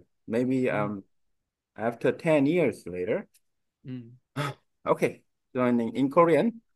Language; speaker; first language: English; non-native, learner; Korean